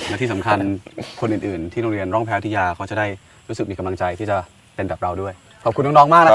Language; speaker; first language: Thai; native; Thai